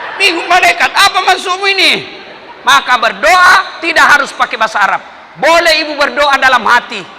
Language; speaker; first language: Indonesian; non-native, local second language; Buginese